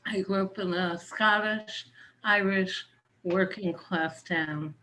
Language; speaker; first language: English; native; English